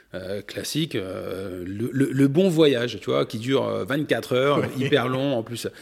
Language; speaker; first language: French; native; French